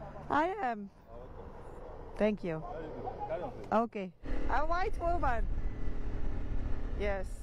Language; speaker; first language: English; non-native, fluent; German